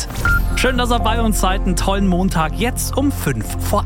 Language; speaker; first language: German; native; German